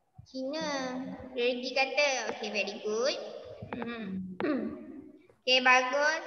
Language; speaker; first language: English; non-native, local second language; Malay